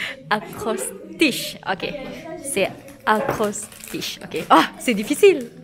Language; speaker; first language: French; non-native, learner; Malay